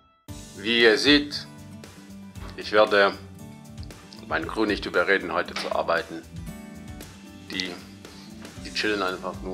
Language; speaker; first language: German; non-native, fluent; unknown